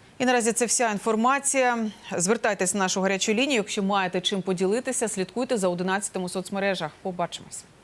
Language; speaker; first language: Ukrainian; native; Ukrainian